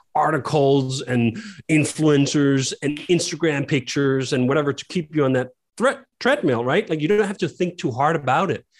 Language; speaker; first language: English; non-native, fluent; Danish